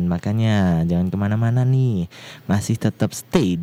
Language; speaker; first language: Indonesian; native; Indonesian